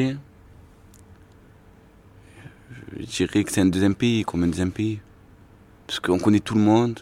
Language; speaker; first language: French; native; French